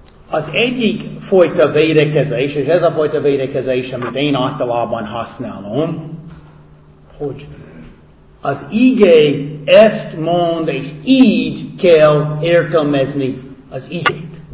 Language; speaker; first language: Hungarian; non-native, fluent; English